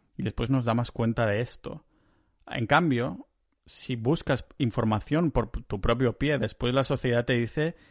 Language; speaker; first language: Spanish; native; Spanish